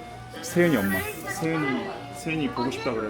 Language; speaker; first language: Korean; native; Korean